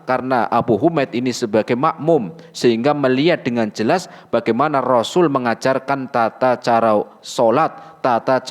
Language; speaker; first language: Indonesian; native; Indonesian